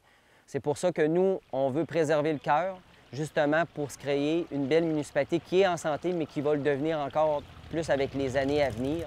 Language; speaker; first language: French; native; French